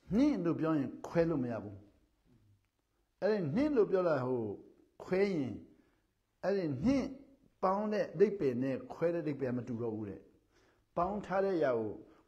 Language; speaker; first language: Burmese; non-native, local second language; Hakha Chin